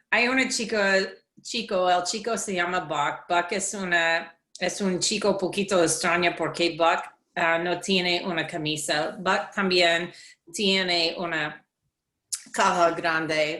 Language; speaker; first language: Spanish; non-native, learner; English